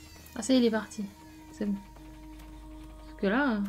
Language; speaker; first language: French; native; French